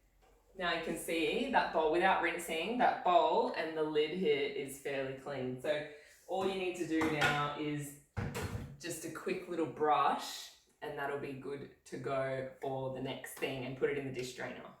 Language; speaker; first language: English; native; English